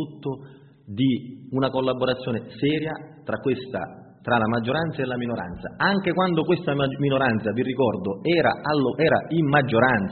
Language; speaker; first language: Italian; native; Italian